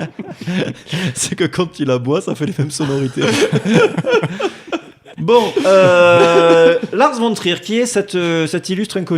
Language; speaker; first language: French; native; French